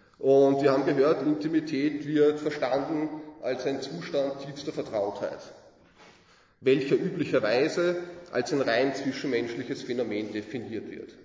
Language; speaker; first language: German; native; German